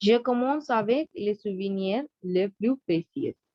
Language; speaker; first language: French; non-native, learner; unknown